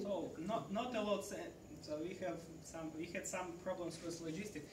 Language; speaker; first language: English; non-native, fluent; Ukrainian